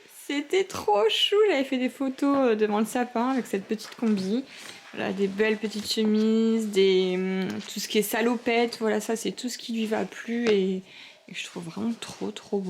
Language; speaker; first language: French; native; French